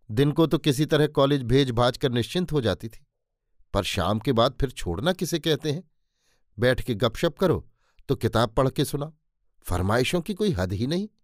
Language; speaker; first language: Hindi; native; Hindi